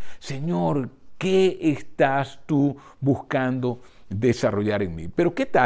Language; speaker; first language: Spanish; native; Spanish